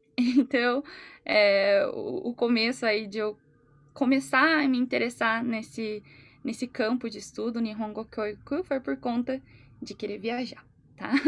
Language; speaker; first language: Portuguese; native; Portuguese